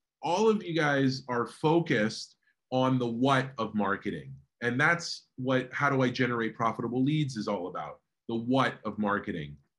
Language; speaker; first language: English; early bilingual, other home language; Spanish